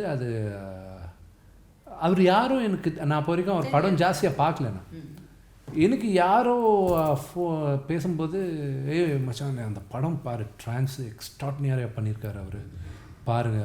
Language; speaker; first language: Tamil; non-native, local second language; Telugu